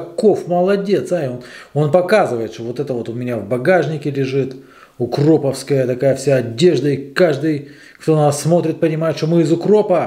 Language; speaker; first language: Russian; native; Russian